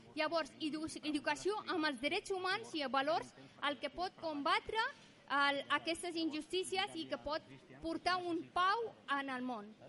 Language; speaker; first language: Catalan; non-native, fluent; Persian